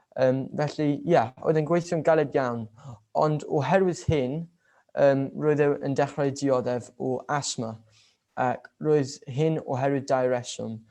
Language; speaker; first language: Welsh; non-native, local second language; English